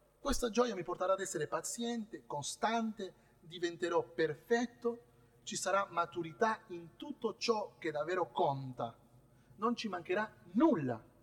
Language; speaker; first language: Italian; non-native, fluent; Spanish